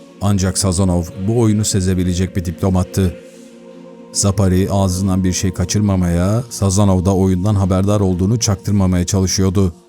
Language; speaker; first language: Turkish; native; Turkish